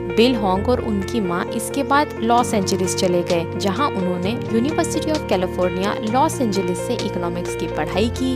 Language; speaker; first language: Hindi; native; Hindi